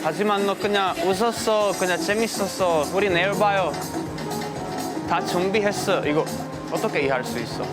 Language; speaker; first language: Korean; non-native, learner; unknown